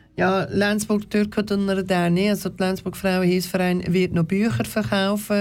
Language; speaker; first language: German; early bilingual, other home language; Turkish